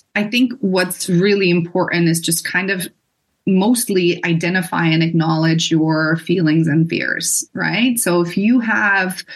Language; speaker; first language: English; non-native, fluent; Dutch